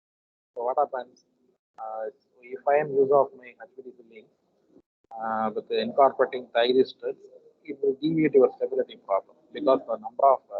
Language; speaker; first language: English; non-native, local second language; Tamil